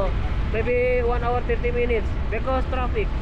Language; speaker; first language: English; non-native, learner; Indonesian